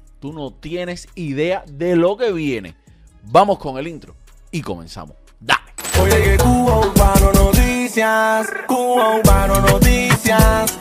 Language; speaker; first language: Spanish; native; Spanish